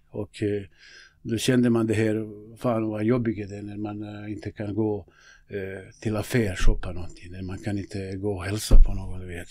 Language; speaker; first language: Swedish; non-native, fluent; Bosnian